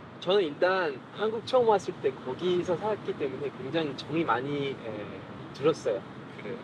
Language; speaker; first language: Korean; non-native, fluent; French